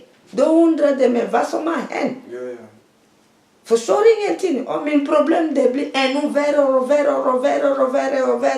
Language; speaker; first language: Swedish; non-native, learner; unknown